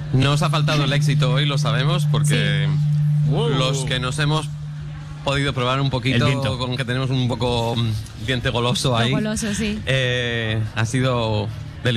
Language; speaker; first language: Spanish; native; Spanish